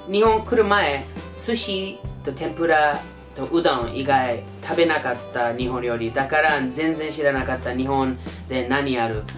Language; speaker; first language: Japanese; non-native, fluent; English